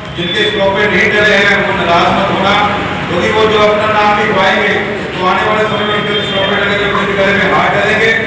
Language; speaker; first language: Hindi; non-native, local second language; Punjabi